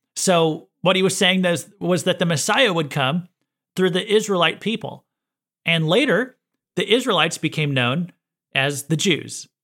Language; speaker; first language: English; native; English